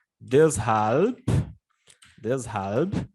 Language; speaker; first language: German; non-native, fluent; Portuguese